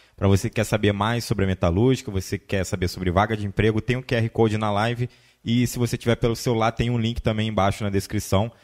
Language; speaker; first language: Portuguese; native; Portuguese